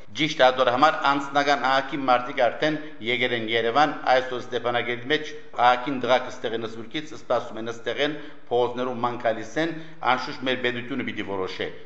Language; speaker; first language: Armenian; early bilingual, heritage; Armenian